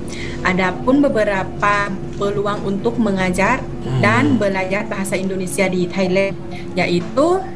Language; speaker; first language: Indonesian; non-native, fluent; Thai